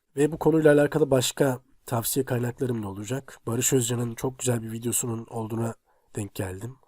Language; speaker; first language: Turkish; native; Turkish